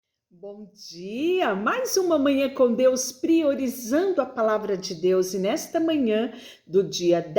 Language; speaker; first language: Portuguese; native; Portuguese